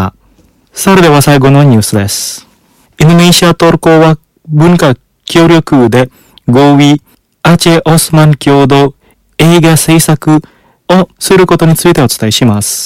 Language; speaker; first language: Japanese; non-native, fluent; Indonesian